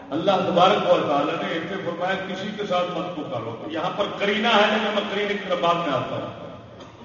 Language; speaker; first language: Urdu; non-native, local second language; Punjabi